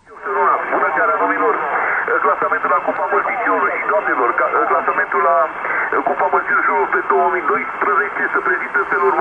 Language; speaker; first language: Romanian; native; Romanian